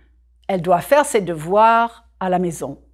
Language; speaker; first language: French; non-native, fluent; English